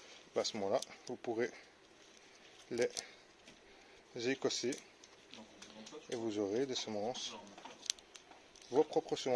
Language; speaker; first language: French; native; French